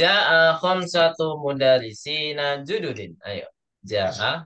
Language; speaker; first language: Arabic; non-native, fluent; Indonesian